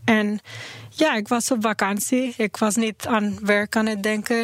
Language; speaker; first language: Dutch; non-native, learner; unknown